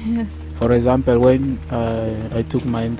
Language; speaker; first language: English; non-native, learner; Persian